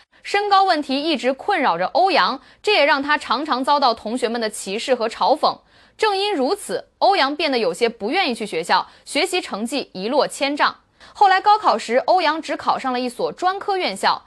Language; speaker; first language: Chinese; native; Chinese